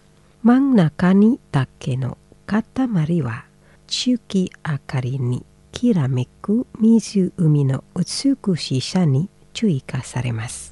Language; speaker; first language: Japanese; non-native, fluent; Indonesian